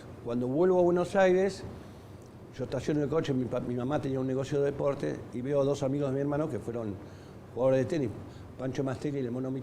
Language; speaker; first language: Spanish; native; Spanish